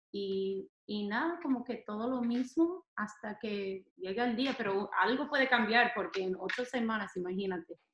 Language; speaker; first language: Spanish; non-native, fluent; English